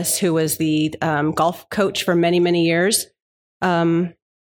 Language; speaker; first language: English; native; English